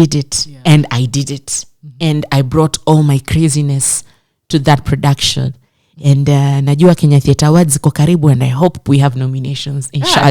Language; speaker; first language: English; non-native, local second language; Swahili